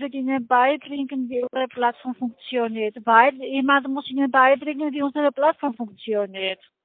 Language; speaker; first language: German; non-native, learner; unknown